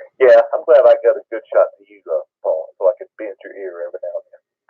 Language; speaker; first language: English; native; English